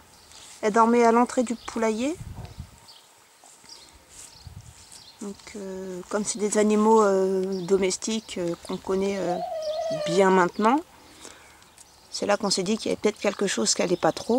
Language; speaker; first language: French; native; French